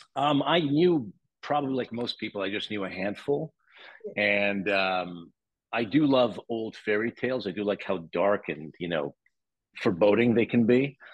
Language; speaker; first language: English; native; English